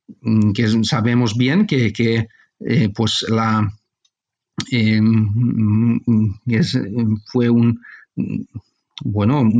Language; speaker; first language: Spanish; non-native, fluent; Hungarian